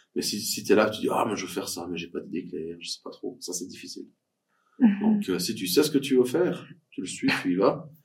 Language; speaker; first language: French; native; French